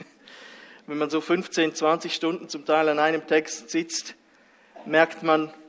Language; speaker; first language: German; early bilingual, other home language; Russian